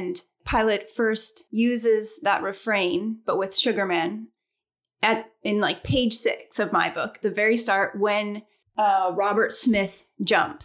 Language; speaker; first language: English; native; English